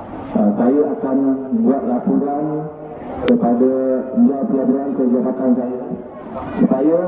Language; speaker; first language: Malay; native; Malay